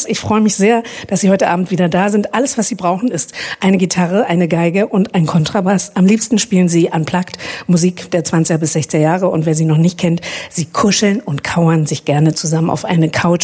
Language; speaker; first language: German; native; German